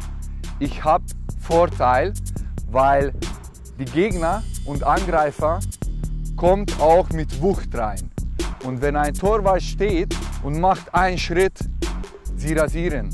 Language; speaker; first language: German; non-native, learner; Hungarian